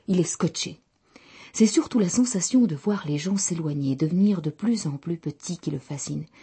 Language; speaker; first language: French; non-native, fluent; Czech